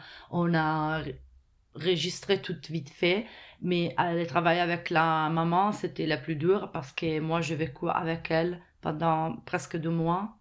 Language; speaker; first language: French; non-native, fluent; Italian